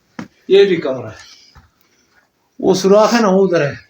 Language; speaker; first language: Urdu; non-native, local second language; Pashto